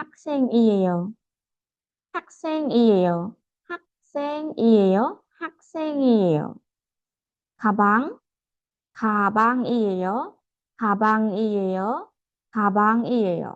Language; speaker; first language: Korean; non-native, fluent; Khmer